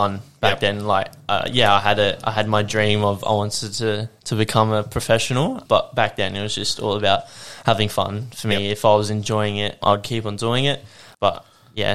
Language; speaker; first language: English; native; English